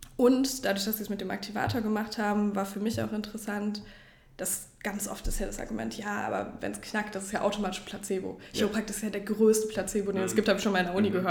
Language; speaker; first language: German; native; German